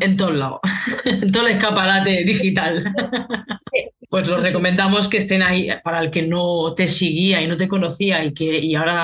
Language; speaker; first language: Spanish; native; Spanish